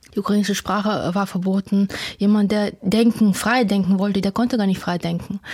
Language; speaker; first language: German; non-native, fluent; Russian